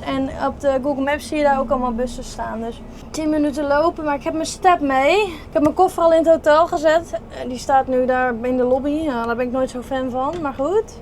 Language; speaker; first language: Dutch; native; Dutch